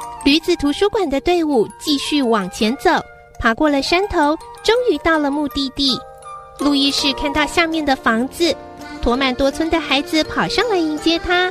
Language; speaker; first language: Chinese; native; Chinese